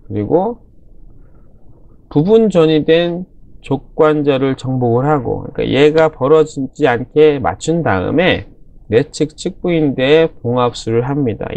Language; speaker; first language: Korean; native; Korean